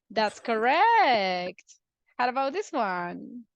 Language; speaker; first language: English; non-native, fluent; Spanish